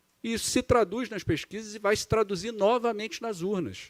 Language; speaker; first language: Portuguese; native; Portuguese